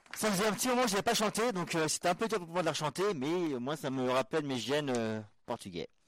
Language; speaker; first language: French; native; French